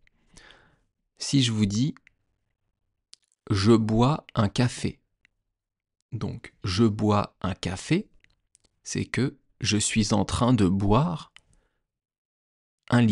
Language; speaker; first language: French; native; French